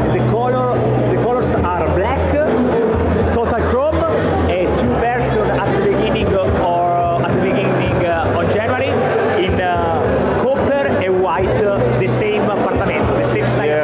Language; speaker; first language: English; non-native, learner; Italian